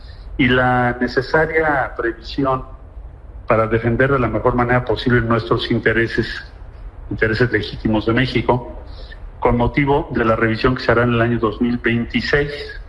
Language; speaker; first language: Spanish; native; Spanish